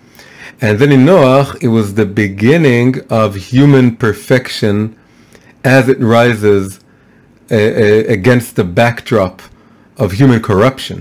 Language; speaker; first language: English; non-native, fluent; Hebrew